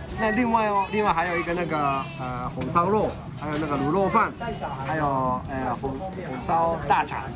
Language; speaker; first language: Chinese; non-native, fluent; Japanese